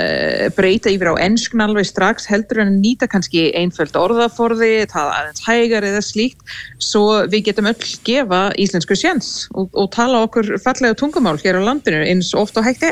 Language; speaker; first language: Icelandic; non-native, fluent; English